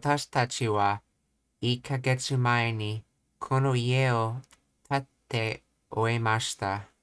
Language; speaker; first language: Japanese; non-native, learner; English